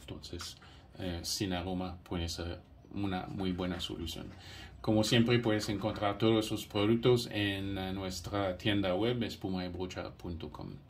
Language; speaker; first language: Spanish; non-native, fluent; English